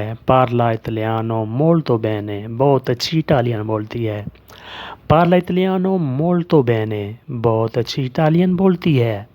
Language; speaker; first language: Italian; non-native, fluent; Urdu